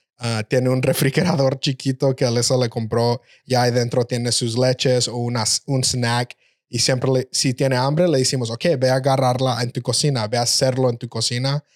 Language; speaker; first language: Spanish; early bilingual, heritage; Spanish